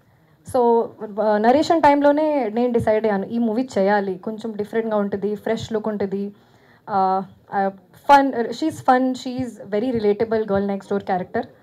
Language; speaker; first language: Telugu; non-native, fluent; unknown